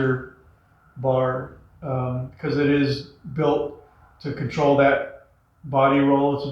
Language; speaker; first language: English; native; English